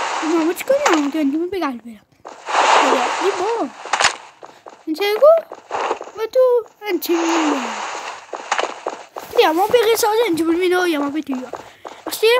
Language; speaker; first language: French; non-native, local second language; Morisyen